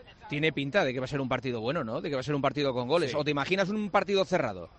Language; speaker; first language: Spanish; native; Spanish